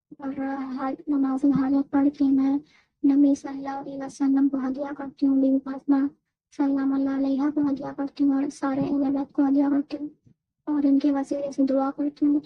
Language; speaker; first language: Urdu; native; Urdu